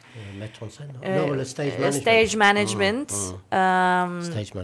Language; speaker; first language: French; non-native, learner; English